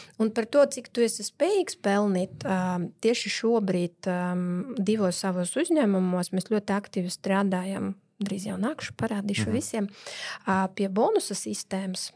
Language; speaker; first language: Latvian; non-native, local second language; Russian